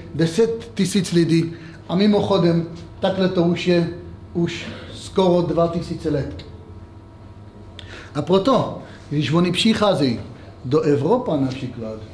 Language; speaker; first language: Czech; non-native, fluent; Hebrew